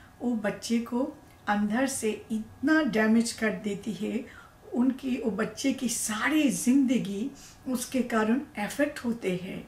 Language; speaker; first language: Hindi; non-native, learner; Bangla